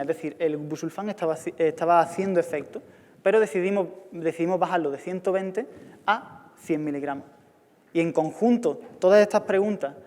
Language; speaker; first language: Spanish; native; Spanish